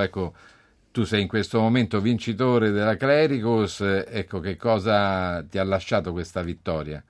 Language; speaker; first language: Italian; native; Italian